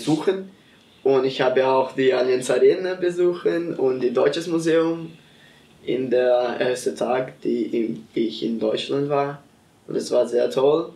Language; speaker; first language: German; non-native, learner; Portuguese